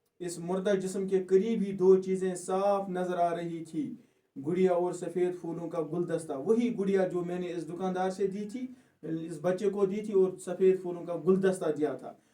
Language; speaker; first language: Urdu; non-native, local second language; Kashmiri